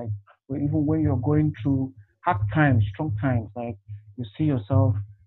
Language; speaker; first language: English; non-native, local second language; Igbo